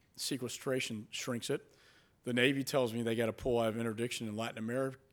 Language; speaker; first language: English; native; English